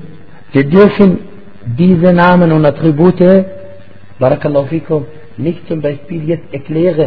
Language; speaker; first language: German; non-native, fluent; Arabic